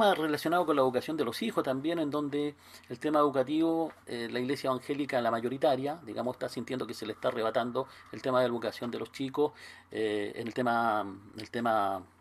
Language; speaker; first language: Spanish; native; Spanish